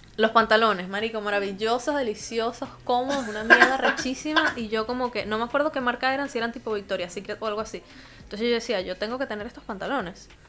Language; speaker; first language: Spanish; native; Spanish